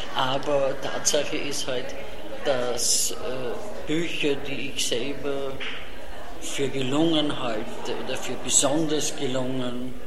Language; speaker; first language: German; non-native, local second language; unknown